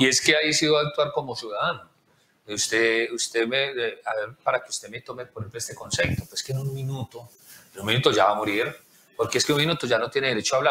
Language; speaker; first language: Spanish; native; Spanish